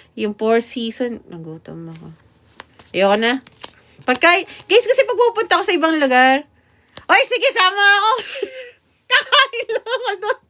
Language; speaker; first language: Filipino; non-native, local second language; Bikol